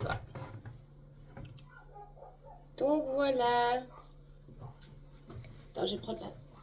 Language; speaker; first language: French; native; French